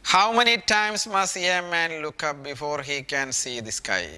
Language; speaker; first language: English; non-native, local second language; Malayalam